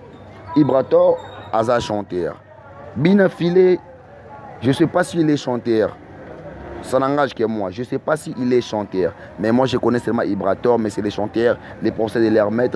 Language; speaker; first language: French; non-native, local second language; Lingala